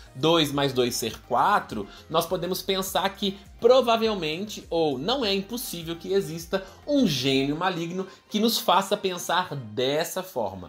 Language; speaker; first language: Portuguese; native; Portuguese